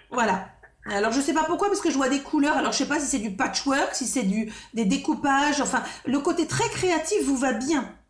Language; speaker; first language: French; native; French